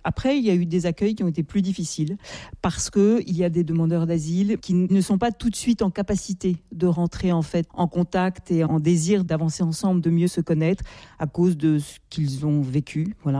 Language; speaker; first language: French; native; French